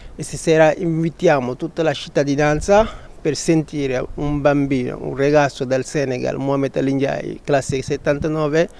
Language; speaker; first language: Italian; non-native, fluent; Wolof